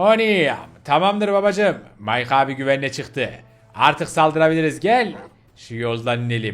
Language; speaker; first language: Turkish; native; Turkish